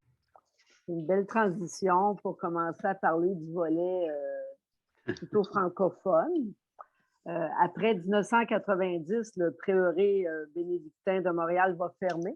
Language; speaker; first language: French; native; French